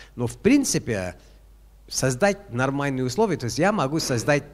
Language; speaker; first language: Russian; non-native, fluent; English